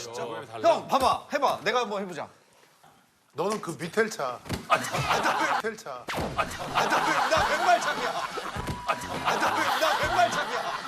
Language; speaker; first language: Korean; native; Korean